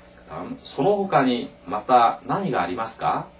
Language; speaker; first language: Japanese; non-native, fluent; Korean